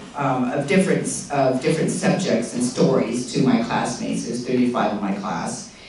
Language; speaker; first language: English; native; English